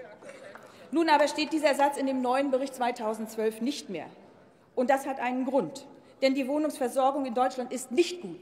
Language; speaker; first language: German; native; German